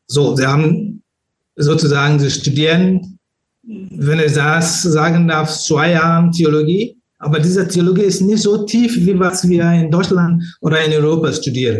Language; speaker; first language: German; non-native, learner; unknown